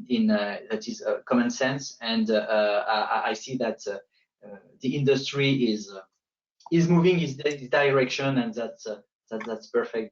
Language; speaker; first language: English; non-native, fluent; French